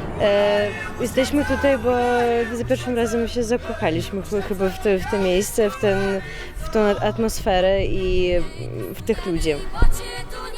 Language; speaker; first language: Polish; early bilingual, heritage; Polish